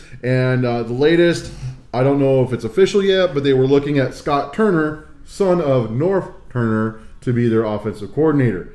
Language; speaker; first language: English; native; English